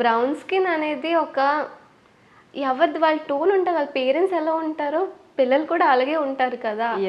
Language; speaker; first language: Telugu; non-native, local second language; Bangla